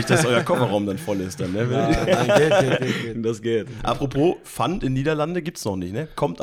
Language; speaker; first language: German; native; German